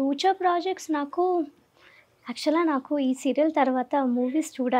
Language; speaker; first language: Telugu; non-native, learner; Malayalam